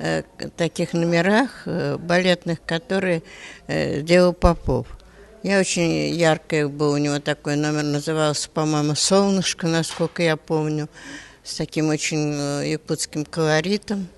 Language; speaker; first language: Russian; native; Russian